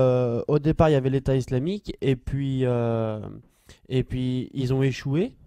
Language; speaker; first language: French; native; French